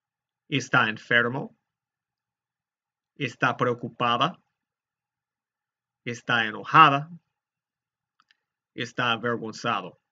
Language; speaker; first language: Spanish; non-native, fluent; English